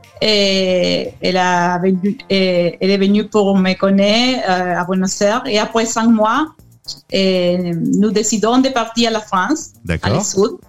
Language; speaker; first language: French; non-native, learner; Spanish